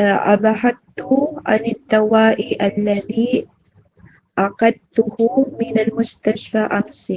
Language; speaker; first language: Arabic; non-native, learner; Filipino